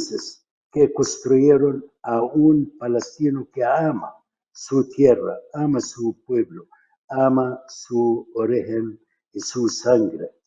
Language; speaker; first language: Spanish; non-native, fluent; Arabic